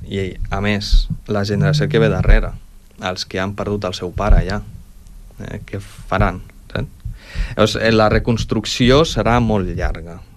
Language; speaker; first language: Catalan; early bilingual, other home language; Ukrainian